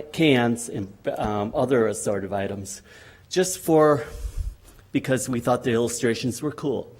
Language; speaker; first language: English; native; English